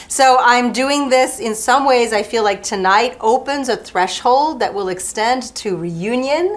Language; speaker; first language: English; early bilingual, other home language; French